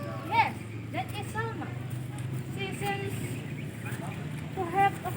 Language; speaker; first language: English; non-native, learner; Indonesian